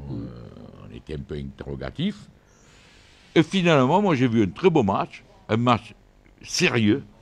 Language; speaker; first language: French; native; French